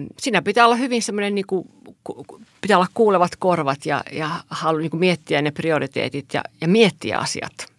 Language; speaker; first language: Finnish; non-native, local second language; Swedish